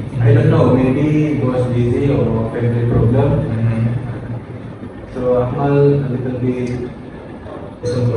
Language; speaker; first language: English; non-native, learner; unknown